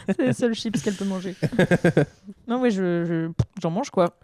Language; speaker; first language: French; native; French